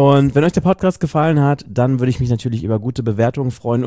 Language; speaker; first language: German; native; German